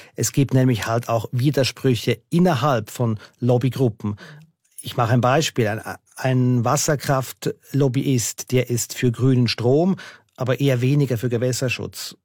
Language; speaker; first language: German; native; German